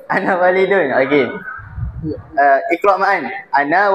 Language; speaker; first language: Arabic; non-native, learner; Malay